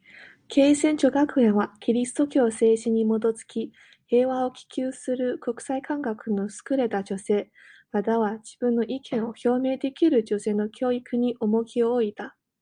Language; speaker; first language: Japanese; non-native, learner; English